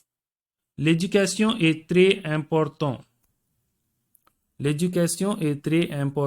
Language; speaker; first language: French; non-native, learner; Tamil